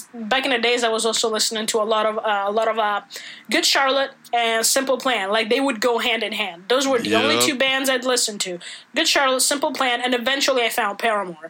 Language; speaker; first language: English; non-native, fluent; Italian